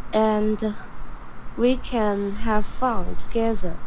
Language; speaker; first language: English; non-native, learner; Chinese